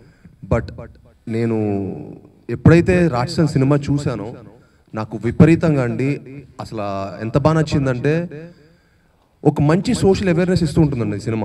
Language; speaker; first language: Telugu; native; Telugu